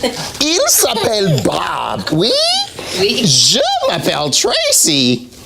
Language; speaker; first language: French; non-native, fluent; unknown